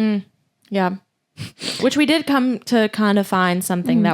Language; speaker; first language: English; native; English